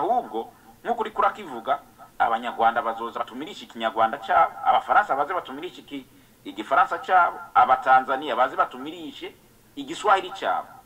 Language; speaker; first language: Rundi; early bilingual, heritage; Rundi